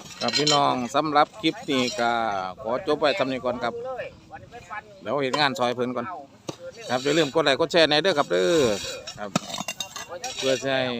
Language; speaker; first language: Thai; non-native, local second language; Northeastern Thai